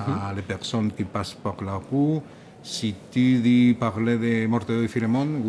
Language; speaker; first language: French; non-native, learner; Catalan